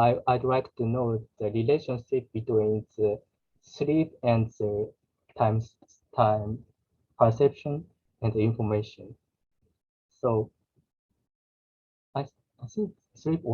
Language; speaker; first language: English; non-native, learner; Japanese